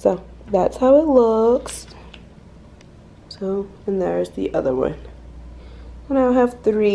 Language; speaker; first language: English; native; English